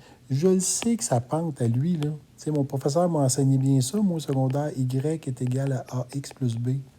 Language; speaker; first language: French; native; French